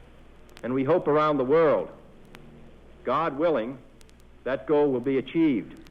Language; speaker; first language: English; native; English